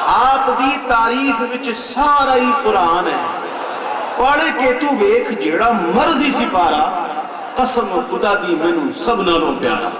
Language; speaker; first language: Urdu; native; Urdu